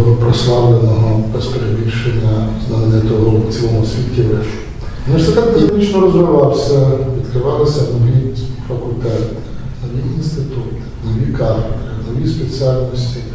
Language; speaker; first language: Ukrainian; native; Ukrainian